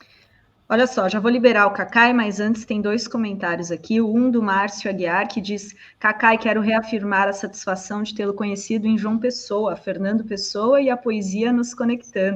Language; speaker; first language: Portuguese; native; Portuguese